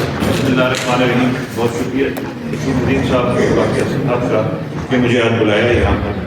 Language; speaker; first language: Urdu; non-native, local second language; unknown